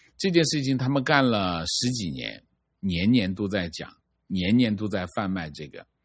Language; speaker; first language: Chinese; native; Chinese